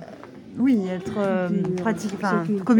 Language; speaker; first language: French; non-native, fluent; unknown